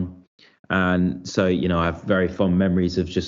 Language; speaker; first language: English; native; English